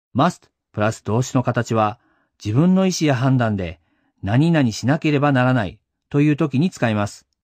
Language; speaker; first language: Japanese; native; Japanese